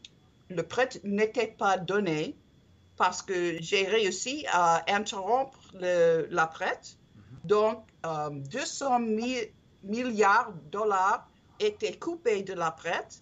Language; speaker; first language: French; non-native, learner; English